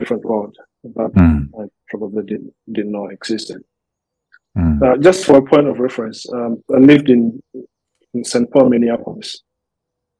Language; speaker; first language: English; non-native, local second language; Nyanja